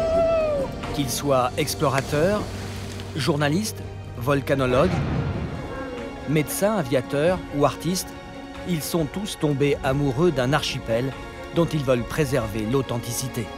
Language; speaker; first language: French; native; French